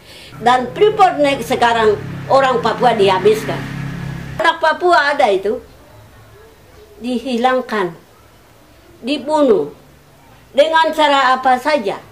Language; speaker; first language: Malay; non-native, local second language; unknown